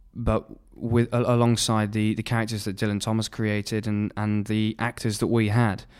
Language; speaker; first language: English; native; English